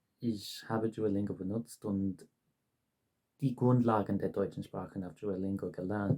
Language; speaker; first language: German; non-native, fluent; English